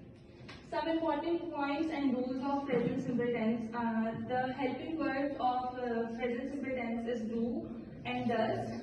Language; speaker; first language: English; non-native, learner; Urdu